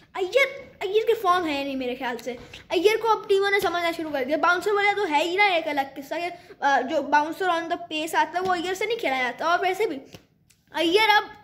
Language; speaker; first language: Urdu; native; Urdu